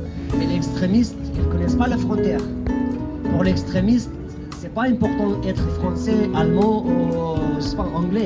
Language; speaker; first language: French; non-native, fluent; Persian